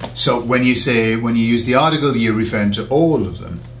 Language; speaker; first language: English; native; English